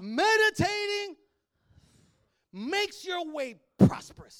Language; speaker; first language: English; native; English